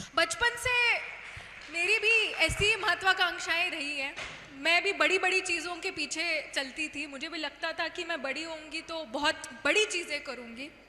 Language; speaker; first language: Hindi; non-native, local second language; Kannada